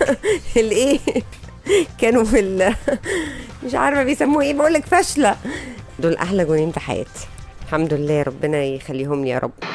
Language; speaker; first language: Arabic; native; Arabic